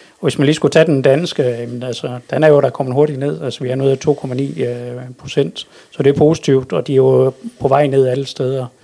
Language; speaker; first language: Danish; native; Danish